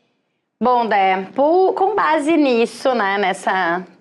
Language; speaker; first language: Portuguese; native; Portuguese